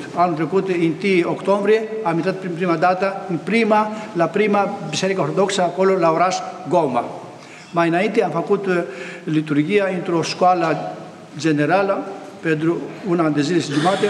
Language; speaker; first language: Romanian; non-native, fluent; Greek